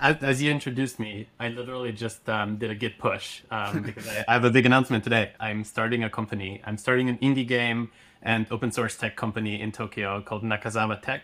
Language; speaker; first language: English; non-native, fluent; German